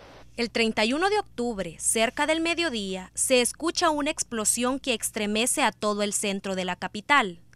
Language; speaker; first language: Spanish; native; Spanish